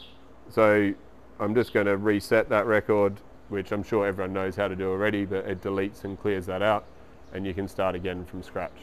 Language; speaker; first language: English; native; English